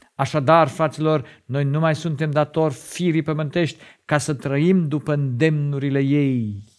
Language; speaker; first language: Romanian; non-native, fluent; German